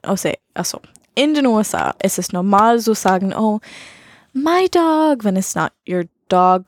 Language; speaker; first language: German; non-native, learner; English